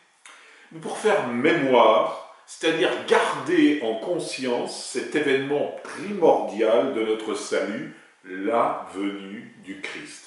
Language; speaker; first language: French; native; French